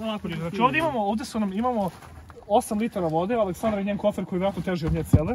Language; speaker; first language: Serbian; native; Serbian